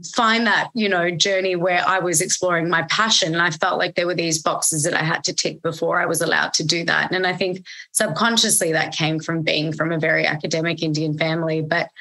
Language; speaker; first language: English; native; English